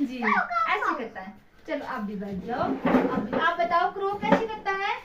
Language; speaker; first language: Hindi; native; Hindi